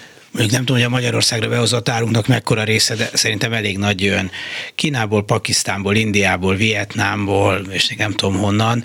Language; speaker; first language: Hungarian; native; Hungarian